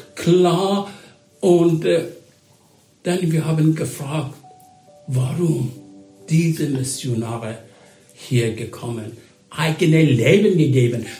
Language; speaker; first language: German; non-native, learner; Persian